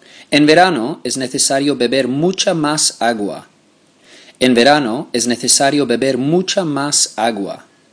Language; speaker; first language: Spanish; non-native, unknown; English